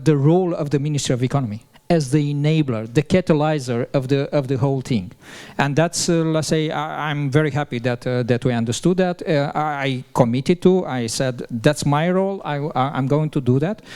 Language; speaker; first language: English; non-native, fluent; Romanian